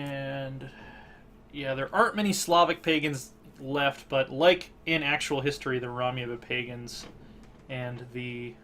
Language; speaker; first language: English; native; English